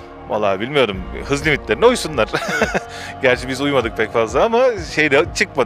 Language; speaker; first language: Turkish; early bilingual, heritage; Turkish